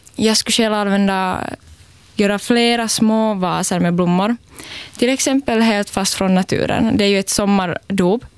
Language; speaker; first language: Swedish; native; Swedish